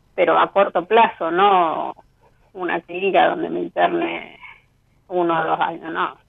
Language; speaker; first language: Spanish; native; Spanish